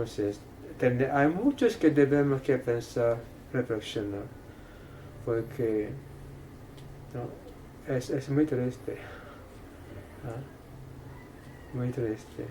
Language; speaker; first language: Spanish; non-native, fluent; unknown